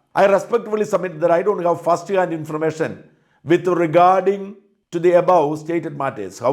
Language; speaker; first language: English; non-native, local second language; Malayalam